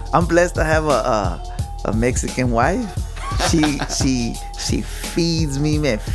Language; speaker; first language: English; early bilingual, other home language; Spanish